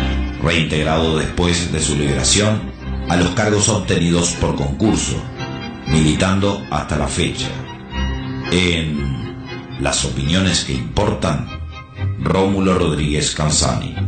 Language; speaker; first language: Spanish; native; Spanish